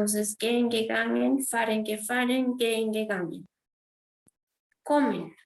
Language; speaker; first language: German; non-native, fluent; Spanish